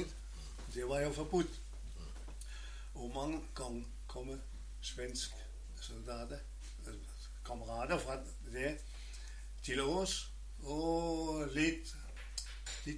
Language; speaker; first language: Norwegian; non-native, learner; German